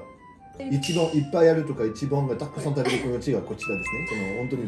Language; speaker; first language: Japanese; non-native, learner; French